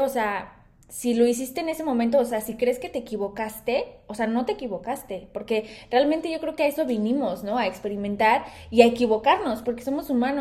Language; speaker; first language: Spanish; native; Spanish